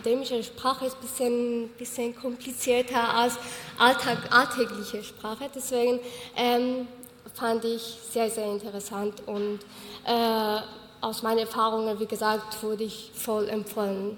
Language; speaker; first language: German; non-native, fluent; Georgian